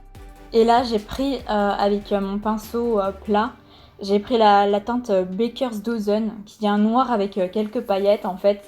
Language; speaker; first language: French; native; French